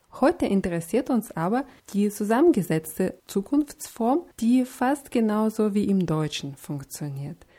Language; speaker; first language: German; non-native, fluent; Russian